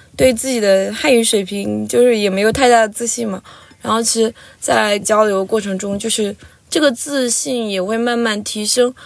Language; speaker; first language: Chinese; non-native, local second language; Tibetan